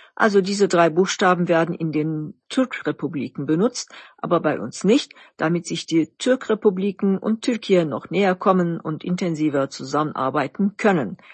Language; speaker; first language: German; non-native, fluent; Turkish